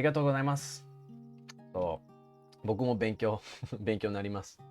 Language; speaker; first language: Japanese; non-native, fluent; English